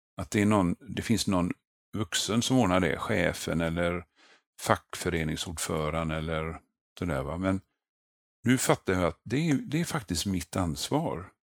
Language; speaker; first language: Swedish; native; Swedish